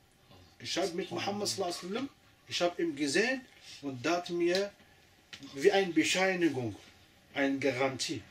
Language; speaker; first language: German; non-native, fluent; Arabic